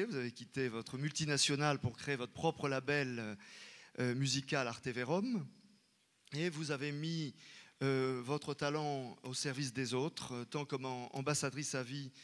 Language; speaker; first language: French; native; French